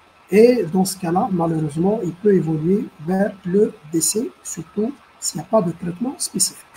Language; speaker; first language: French; non-native, local second language; Arabic